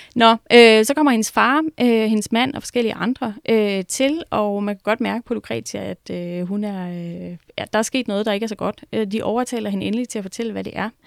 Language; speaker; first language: Danish; native; Danish